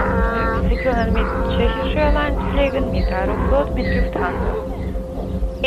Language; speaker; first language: German; non-native, fluent; Armenian